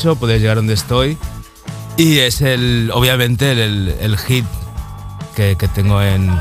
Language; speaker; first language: Spanish; native; Spanish